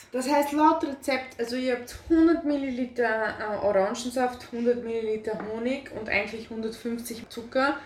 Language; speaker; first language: German; early bilingual, other home language; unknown